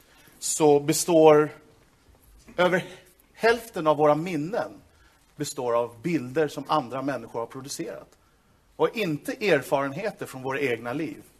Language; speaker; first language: Swedish; native; Swedish